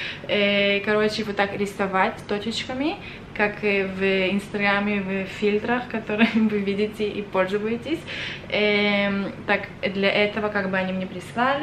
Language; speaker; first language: Russian; early bilingual, other home language; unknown